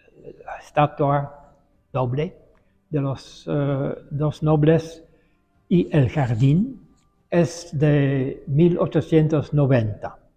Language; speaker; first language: Spanish; non-native, fluent; Dutch